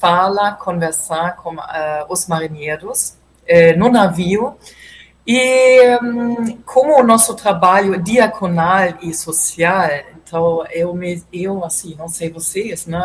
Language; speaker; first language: Portuguese; non-native, fluent; German